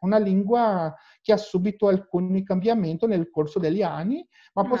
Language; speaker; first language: Italian; non-native, learner; Portuguese